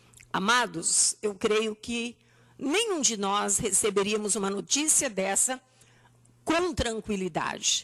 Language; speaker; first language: Portuguese; native; Portuguese